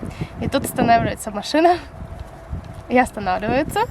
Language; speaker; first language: Russian; early bilingual, heritage; Russian